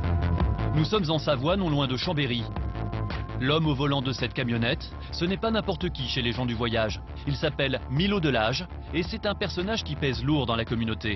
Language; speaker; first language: French; native; French